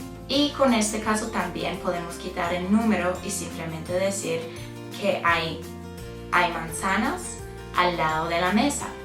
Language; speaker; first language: Spanish; non-native, fluent; English